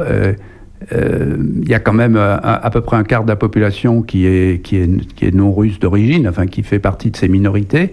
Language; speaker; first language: French; native; French